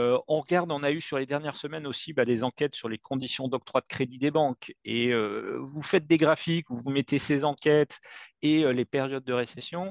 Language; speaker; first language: French; native; French